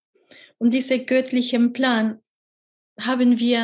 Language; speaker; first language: German; non-native, fluent; Spanish